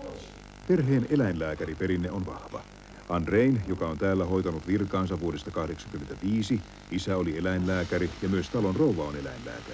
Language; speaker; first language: Finnish; native; Finnish